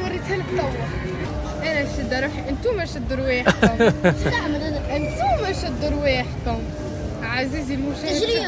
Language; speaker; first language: Arabic; native; Arabic